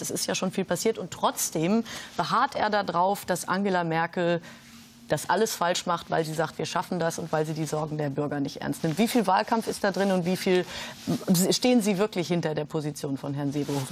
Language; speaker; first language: German; native; German